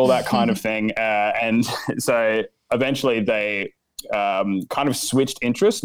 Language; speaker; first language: English; native; English